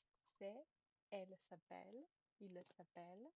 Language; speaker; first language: French; non-native, learner; Chinese